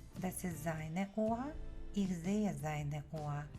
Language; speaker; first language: German; non-native, fluent; Ukrainian